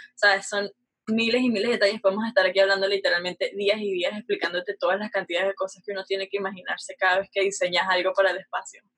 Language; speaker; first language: Spanish; native; Spanish